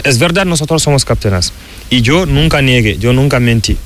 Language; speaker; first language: Spanish; non-native, learner; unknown